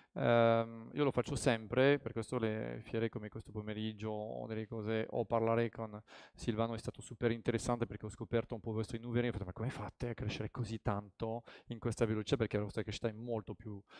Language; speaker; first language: Italian; non-native, fluent; French